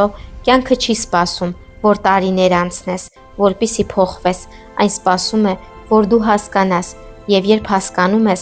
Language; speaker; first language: Armenian; native; Armenian